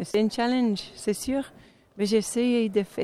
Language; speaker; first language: French; non-native, fluent; English